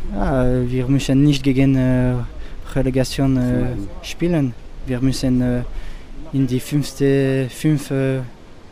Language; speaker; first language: German; non-native, learner; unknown